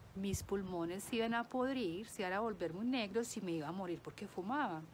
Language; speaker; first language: Spanish; native; Spanish